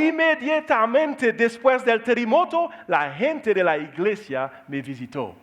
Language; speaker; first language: Spanish; non-native, learner; Haitian Creole